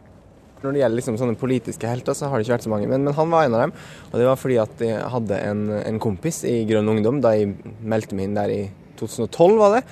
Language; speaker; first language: Norwegian; native; Norwegian